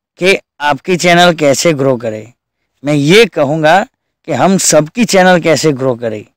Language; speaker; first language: Hindi; non-native, local second language; Gujarati